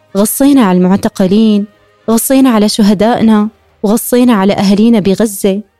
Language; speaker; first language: Arabic; native; Arabic